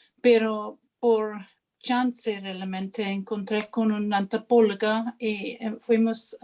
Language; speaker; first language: Spanish; non-native, fluent; English